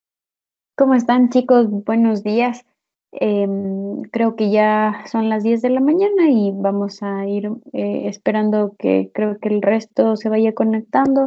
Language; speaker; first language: Spanish; native; Spanish